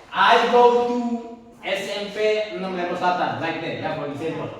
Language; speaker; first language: English; non-native, learner; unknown